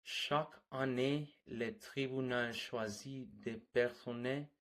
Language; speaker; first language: French; non-native, learner; English